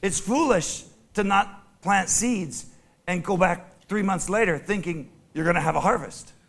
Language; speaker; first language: English; native; English